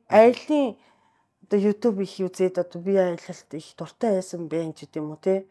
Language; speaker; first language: Mongolian; non-native, fluent; Japanese